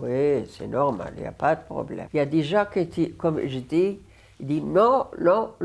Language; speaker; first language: French; non-native, learner; Arabic